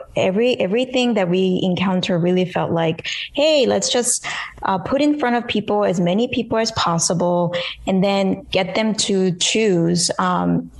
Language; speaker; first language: English; early bilingual, other home language; Korean